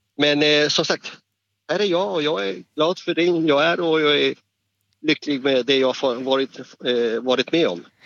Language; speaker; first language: Swedish; non-native, fluent; Spanish